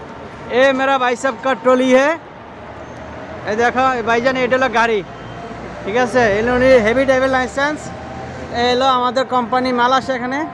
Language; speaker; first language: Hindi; non-native, fluent; Bangla